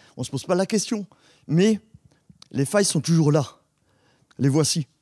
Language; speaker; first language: French; native; French